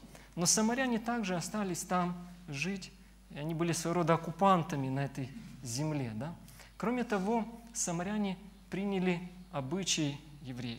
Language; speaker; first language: Russian; native; Russian